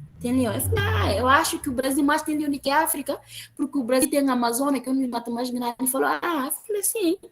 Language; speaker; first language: Portuguese; non-native, local second language; Upper Guinea Crioulo